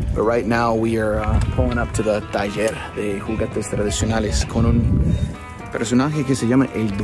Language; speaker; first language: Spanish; non-native, fluent; English